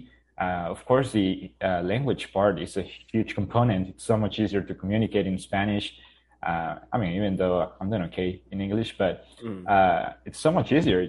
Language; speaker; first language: English; non-native, fluent; Spanish